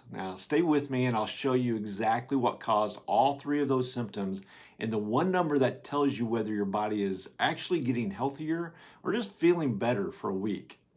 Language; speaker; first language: English; native; English